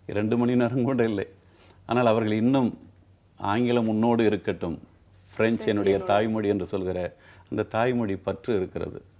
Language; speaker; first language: Tamil; native; Tamil